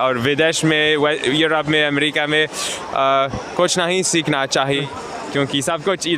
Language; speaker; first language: Hindi; non-native, learner; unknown